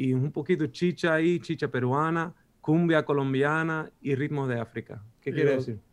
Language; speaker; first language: Spanish; non-native, fluent; Swedish